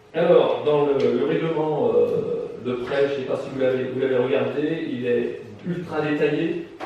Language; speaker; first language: French; native; French